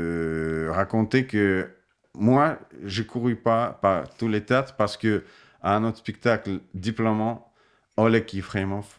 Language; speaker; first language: French; non-native, fluent; Russian